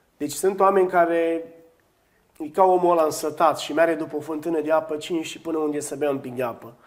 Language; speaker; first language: Romanian; native; Romanian